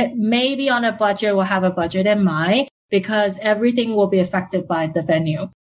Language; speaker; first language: English; early bilingual, other home language; Chinese